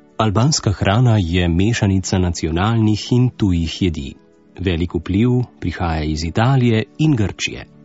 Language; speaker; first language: Slovenian; native; Slovenian